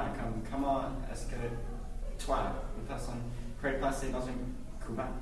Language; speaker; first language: French; non-native, learner; English